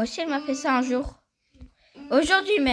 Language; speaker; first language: French; native; French